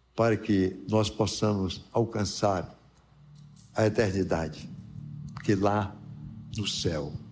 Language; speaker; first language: Portuguese; native; Portuguese